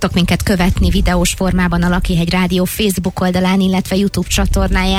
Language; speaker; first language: Hungarian; native; Hungarian